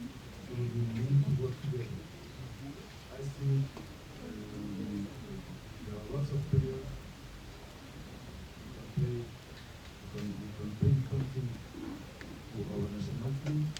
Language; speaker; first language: English; non-native, learner; French